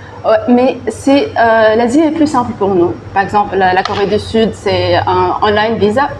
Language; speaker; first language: French; non-native, local second language; Arabic